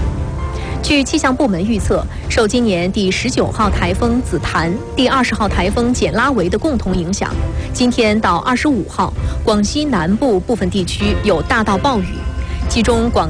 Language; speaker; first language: Chinese; native; Chinese